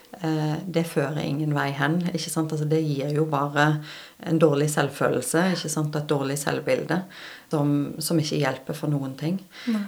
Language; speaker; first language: Norwegian; native; Norwegian